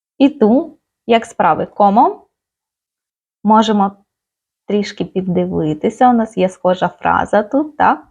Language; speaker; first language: Ukrainian; native; Ukrainian